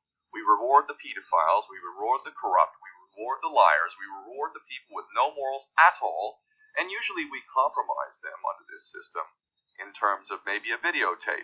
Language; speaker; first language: English; native; English